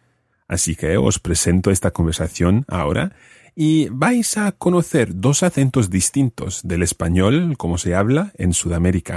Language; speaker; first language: Spanish; non-native, fluent; English